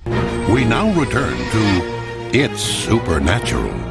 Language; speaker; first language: English; native; English